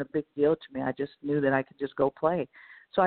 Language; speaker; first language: English; native; English